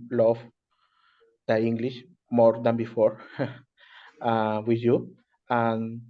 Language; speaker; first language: English; non-native, learner; Spanish